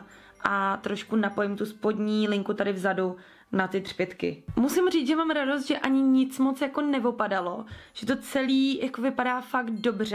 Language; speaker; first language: Czech; native; Czech